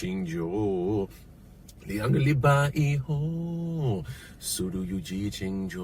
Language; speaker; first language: Chinese; non-native, learner; English